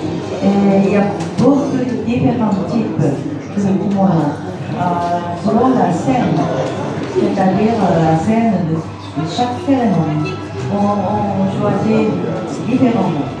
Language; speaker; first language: French; non-native, learner; Japanese